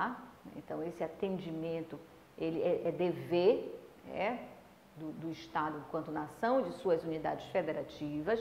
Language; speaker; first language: Portuguese; native; Portuguese